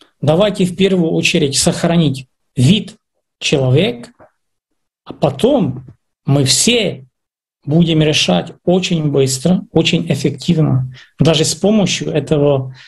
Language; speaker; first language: Russian; non-native, fluent; Czech